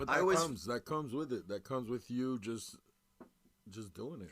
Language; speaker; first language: English; native; English